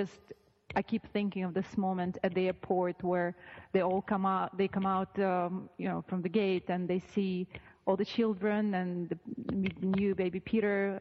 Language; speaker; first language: English; non-native, fluent; Russian